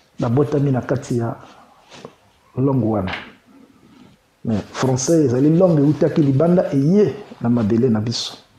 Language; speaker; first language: Lingala; native; Lingala